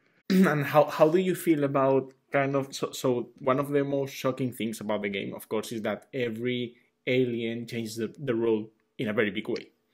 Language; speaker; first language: English; non-native, fluent; Catalan